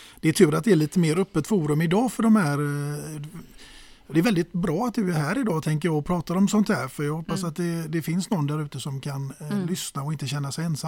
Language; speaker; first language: Swedish; native; Swedish